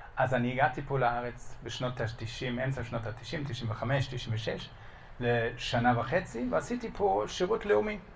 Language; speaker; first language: Hebrew; non-native, fluent; German